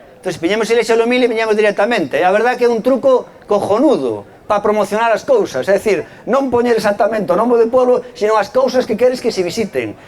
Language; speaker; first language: Galician; non-native, local second language; Spanish